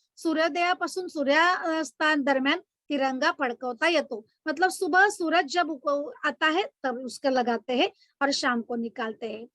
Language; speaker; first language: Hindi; non-native, local second language; Marathi